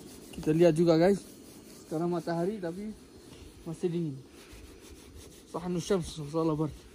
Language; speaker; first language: Indonesian; non-native, fluent; Arabic